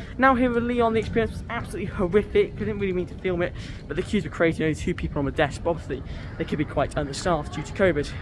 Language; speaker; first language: English; native; English